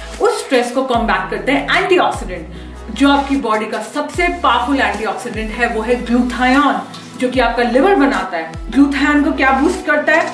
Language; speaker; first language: Hindi; native; Hindi